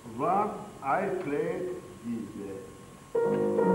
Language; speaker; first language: English; non-native, learner; Russian